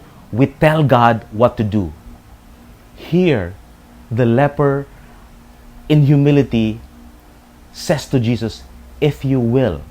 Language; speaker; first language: English; non-native, local second language; Filipino